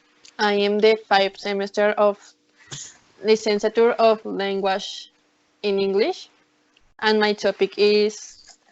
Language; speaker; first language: English; non-native, learner; Spanish